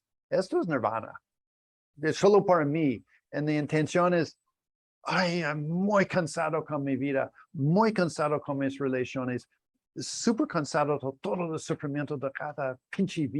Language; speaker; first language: Spanish; non-native, learner; English